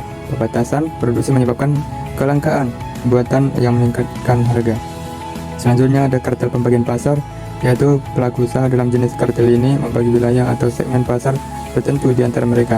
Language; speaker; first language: Indonesian; native; Indonesian